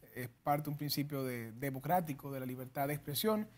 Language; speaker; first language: Spanish; native; Spanish